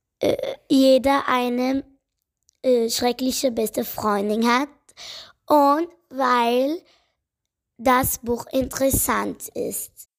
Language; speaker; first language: German; non-native, learner; Portuguese